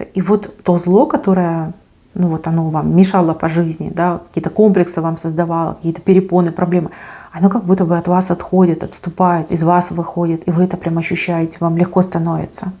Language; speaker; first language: Russian; native; Russian